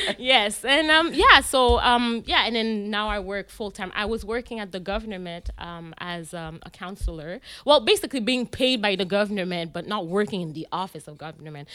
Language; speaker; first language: English; native; English